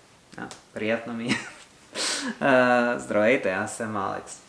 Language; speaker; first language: Bulgarian; non-native, learner; French